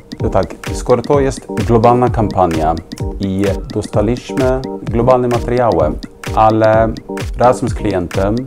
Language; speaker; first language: Polish; non-native, learner; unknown